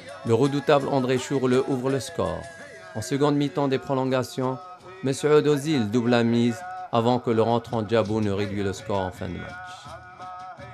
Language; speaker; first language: French; non-native, local second language; Arabic